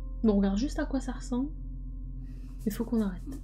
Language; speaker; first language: French; native; French